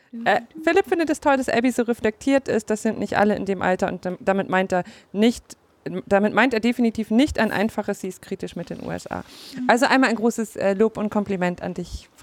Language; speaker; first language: German; native; German